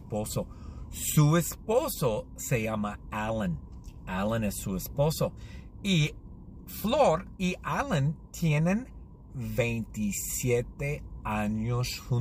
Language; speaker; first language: Spanish; non-native, learner; English